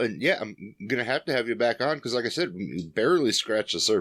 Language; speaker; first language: English; native; English